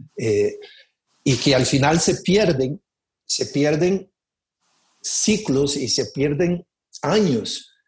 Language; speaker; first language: Spanish; native; Spanish